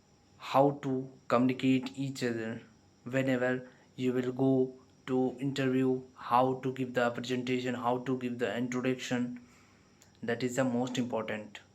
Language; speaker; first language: English; non-native, learner; Hindi